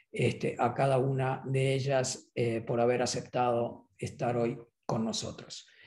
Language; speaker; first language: Spanish; native; Spanish